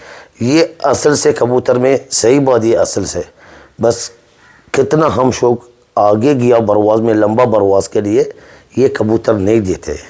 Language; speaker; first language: Hindi; non-native, learner; Arabic